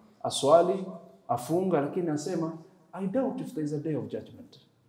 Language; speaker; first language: English; non-native, local second language; Swahili